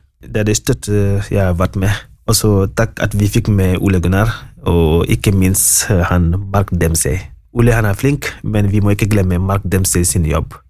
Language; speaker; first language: Norwegian; non-native, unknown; Wolof